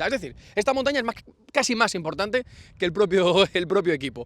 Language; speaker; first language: Spanish; native; Spanish